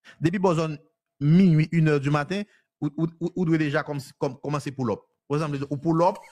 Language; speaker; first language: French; non-native, local second language; Haitian Creole